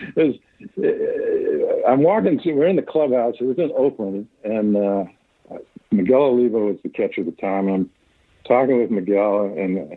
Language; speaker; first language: English; native; English